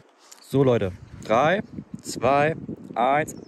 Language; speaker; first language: German; native; German